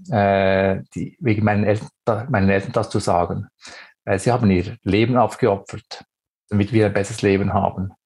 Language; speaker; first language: German; early bilingual, other home language; Greek